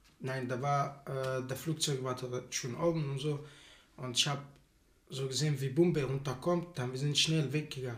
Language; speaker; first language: German; non-native, learner; Arabic